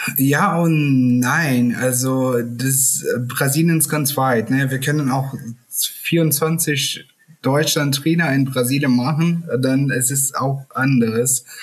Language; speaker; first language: German; non-native, learner; Portuguese